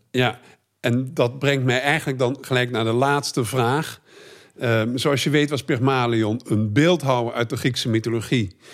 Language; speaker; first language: Dutch; native; Dutch